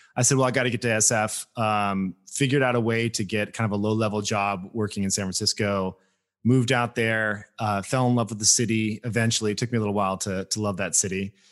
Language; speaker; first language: English; native; English